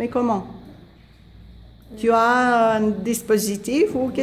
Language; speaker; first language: French; non-native, fluent; Romanian